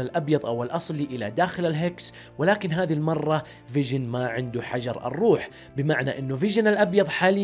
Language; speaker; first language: Arabic; native; Arabic